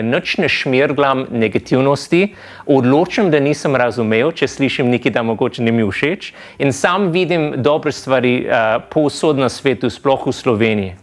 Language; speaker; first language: Slovenian; non-native, fluent; English